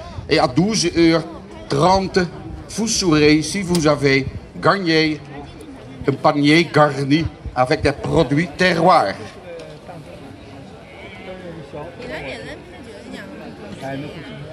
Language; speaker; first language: French; non-native, fluent; Dutch